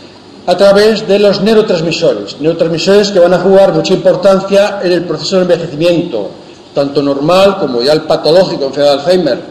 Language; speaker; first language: Spanish; native; Spanish